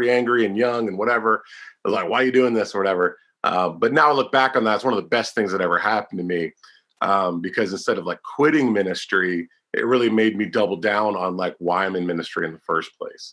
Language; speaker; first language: English; native; English